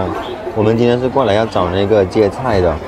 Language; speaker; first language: Chinese; native; Chinese